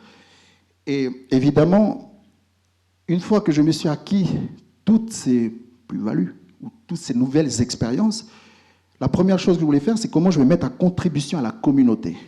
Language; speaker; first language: French; native; French